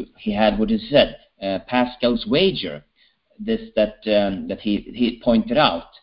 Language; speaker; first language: English; non-native, fluent; Swedish